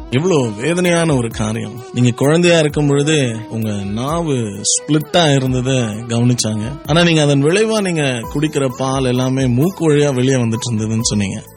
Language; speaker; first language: Tamil; native; Tamil